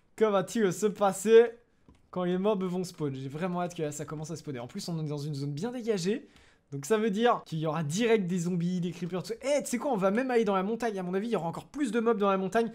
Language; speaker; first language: French; native; French